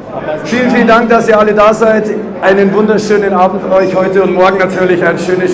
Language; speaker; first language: German; native; German